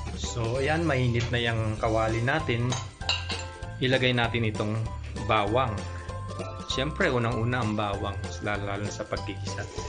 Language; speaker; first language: Filipino; non-native, local second language; Pampanga